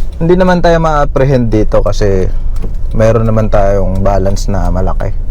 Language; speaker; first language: Filipino; native; Filipino